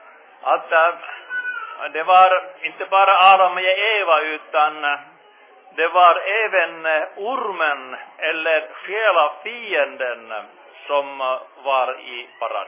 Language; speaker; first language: Swedish; non-native, fluent; Finnish